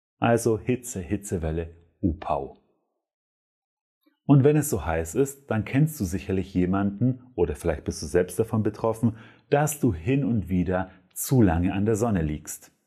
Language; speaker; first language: German; non-native, fluent; Polish